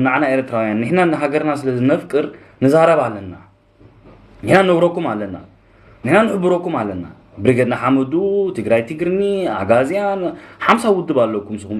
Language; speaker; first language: Tigrinya; early bilingual, heritage; Tigrinya